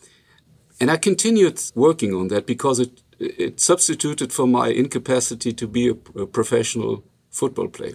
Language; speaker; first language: English; non-native, fluent; Luxembourgish